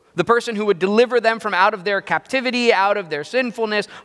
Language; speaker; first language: English; native; English